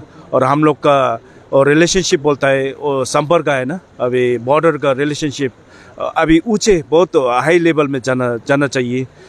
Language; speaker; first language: Hindi; non-native, fluent; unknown